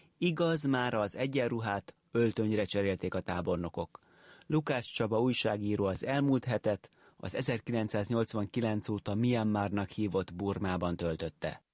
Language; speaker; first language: Hungarian; native; Hungarian